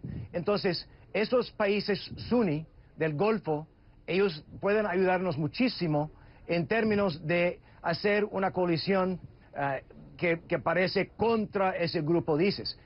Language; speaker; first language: Spanish; non-native, fluent; English